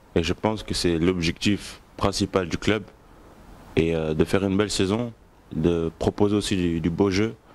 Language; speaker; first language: French; native; French